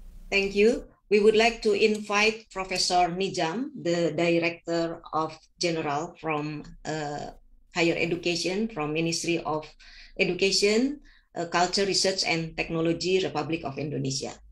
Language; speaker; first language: English; non-native, fluent; Indonesian